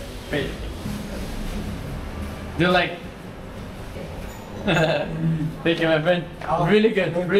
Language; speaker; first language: English; non-native, learner; Korean